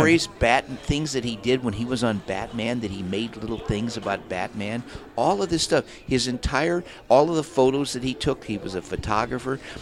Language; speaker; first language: English; native; English